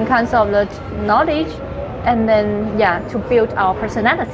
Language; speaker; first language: English; non-native, fluent; Chinese